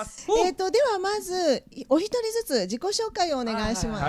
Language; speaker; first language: Japanese; native; Japanese